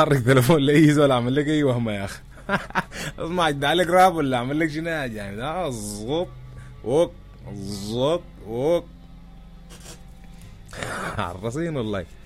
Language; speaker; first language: Arabic; early bilingual, heritage; Arabic